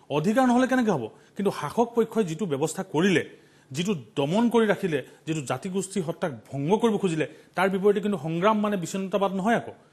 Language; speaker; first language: Assamese; non-native, local second language; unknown